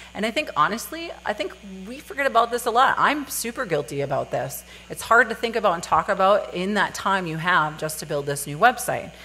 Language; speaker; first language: English; native; English